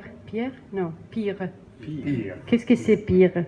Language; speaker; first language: French; non-native, learner; Spanish